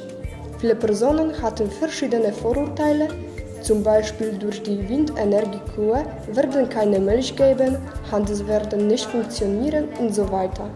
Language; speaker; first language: German; non-native, learner; Polish